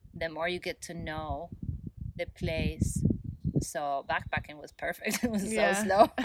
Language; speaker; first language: English; non-native, fluent; Spanish